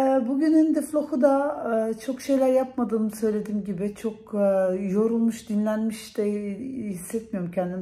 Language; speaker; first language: Turkish; early bilingual, heritage; Turkish